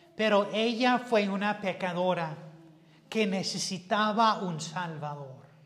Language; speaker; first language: Spanish; non-native, fluent; English